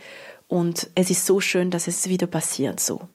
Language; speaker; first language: German; non-native, local second language; French